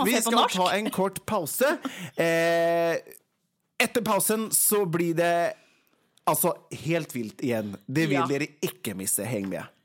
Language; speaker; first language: Swedish; native; Swedish